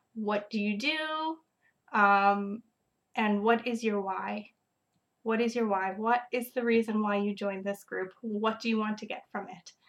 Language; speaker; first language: English; native; English